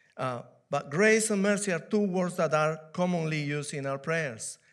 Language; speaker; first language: English; non-native, fluent; Spanish